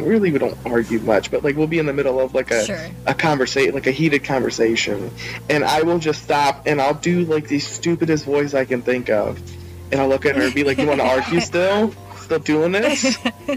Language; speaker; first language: English; native; English